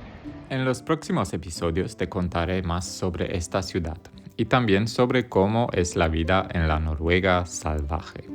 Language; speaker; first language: Spanish; non-native, fluent; Romanian